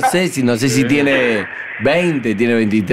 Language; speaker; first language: Spanish; native; Spanish